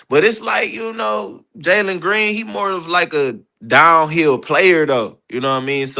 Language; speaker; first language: English; native; English